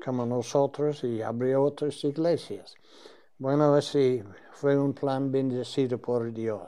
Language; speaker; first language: Spanish; non-native, fluent; English